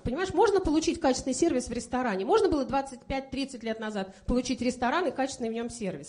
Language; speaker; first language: Russian; native; Russian